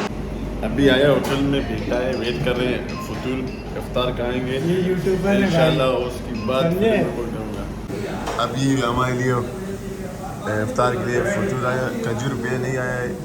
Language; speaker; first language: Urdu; non-native, learner; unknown